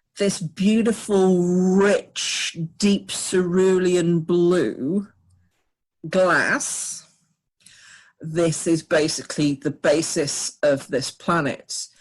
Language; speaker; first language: English; native; English